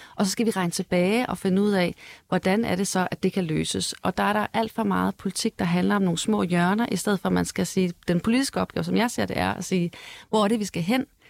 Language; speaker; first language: Danish; native; Danish